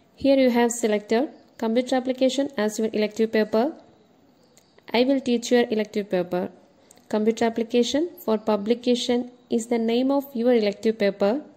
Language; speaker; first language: English; non-native, local second language; Malayalam